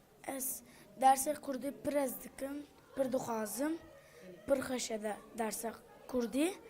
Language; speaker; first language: Kurdish; non-native, local second language; Turkish